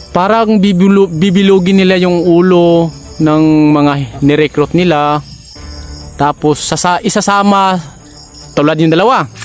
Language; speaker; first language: Filipino; non-native, local second language; Cebuano